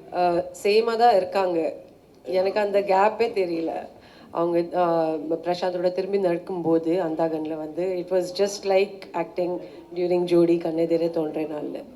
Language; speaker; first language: Tamil; non-native, fluent; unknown